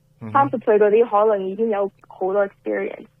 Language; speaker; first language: Cantonese; early bilingual, heritage; Cantonese